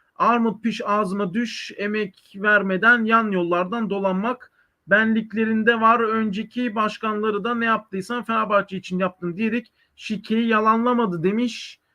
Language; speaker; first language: Turkish; native; Turkish